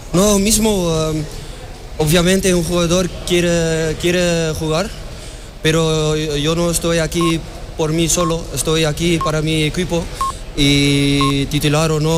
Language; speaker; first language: Spanish; non-native, learner; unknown